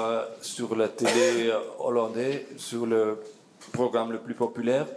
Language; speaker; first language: French; non-native, fluent; Dutch